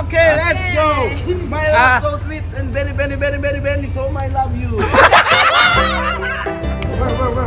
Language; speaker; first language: English; non-native, learner; Filipino